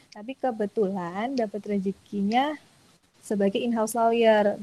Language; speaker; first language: Indonesian; native; Indonesian